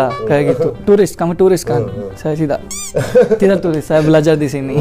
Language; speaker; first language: Indonesian; non-native, learner; Hindi